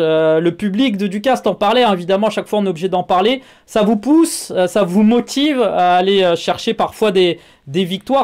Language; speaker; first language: French; native; French